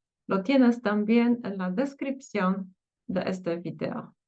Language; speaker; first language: Spanish; non-native, fluent; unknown